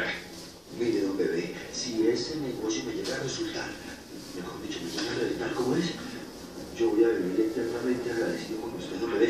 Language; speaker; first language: Spanish; native; Spanish